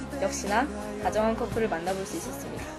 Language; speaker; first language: Korean; native; Korean